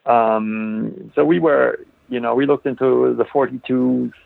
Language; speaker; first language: English; non-native, fluent; German